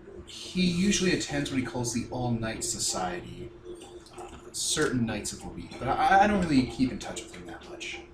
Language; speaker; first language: English; native; English